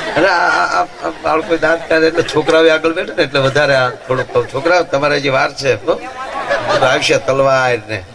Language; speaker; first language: Gujarati; native; Gujarati